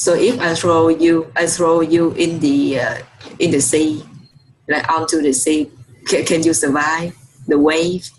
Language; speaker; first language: English; non-native, fluent; Vietnamese